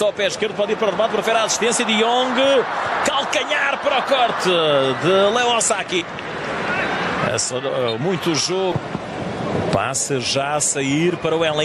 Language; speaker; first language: Portuguese; native; Portuguese